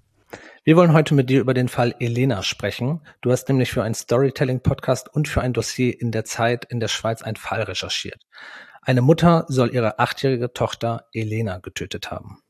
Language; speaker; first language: German; native; German